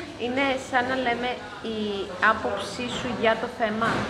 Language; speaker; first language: Greek; native; Greek